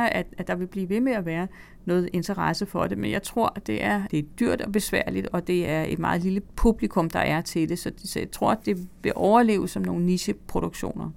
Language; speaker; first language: Danish; native; Danish